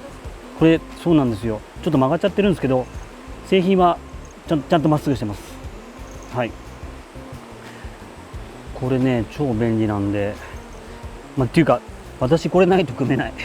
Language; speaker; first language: Japanese; native; Japanese